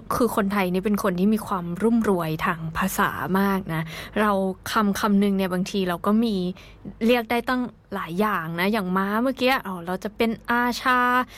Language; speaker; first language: Thai; native; Thai